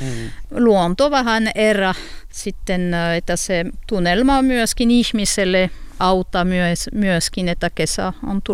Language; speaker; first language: Finnish; non-native, learner; French